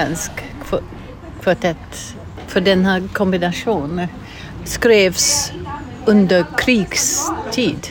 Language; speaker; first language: Swedish; non-native, fluent; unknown